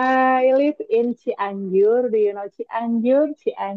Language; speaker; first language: English; non-native, learner; Indonesian